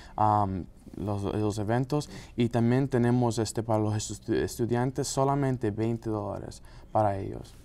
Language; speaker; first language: Spanish; non-native, local second language; English